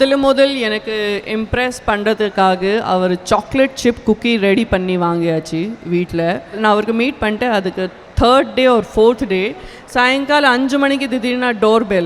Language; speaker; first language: Tamil; non-native, local second language; Gujarati